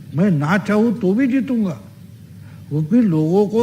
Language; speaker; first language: Hindi; non-native, local second language; Marathi